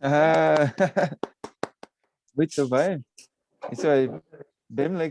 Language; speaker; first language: Portuguese; non-native, learner; English